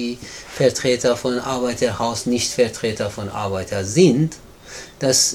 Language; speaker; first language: German; non-native, fluent; Persian